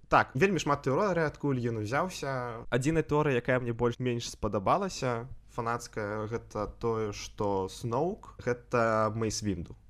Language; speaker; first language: Belarusian; non-native, local second language; Russian